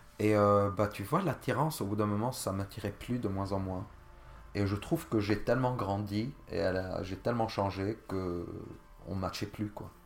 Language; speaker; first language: French; non-native, local second language; Arabic